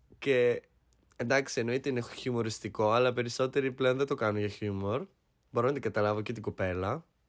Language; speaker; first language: Greek; early bilingual, heritage; Greek